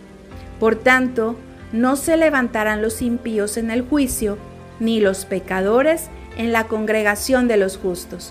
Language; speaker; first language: Spanish; native; Spanish